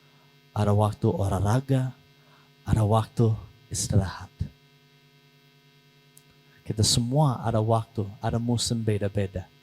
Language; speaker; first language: Indonesian; non-native, learner; English